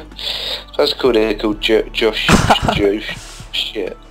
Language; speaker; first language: English; native; English